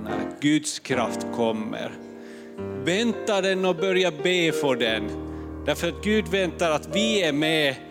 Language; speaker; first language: Swedish; non-native, fluent; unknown